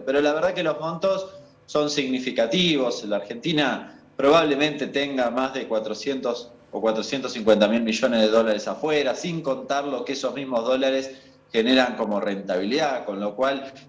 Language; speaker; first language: Spanish; native; Spanish